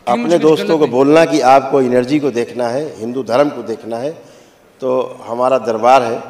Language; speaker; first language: Hindi; native; Hindi